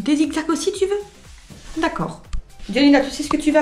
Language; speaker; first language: French; native; French